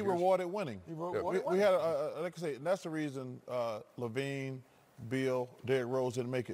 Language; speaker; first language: English; native; English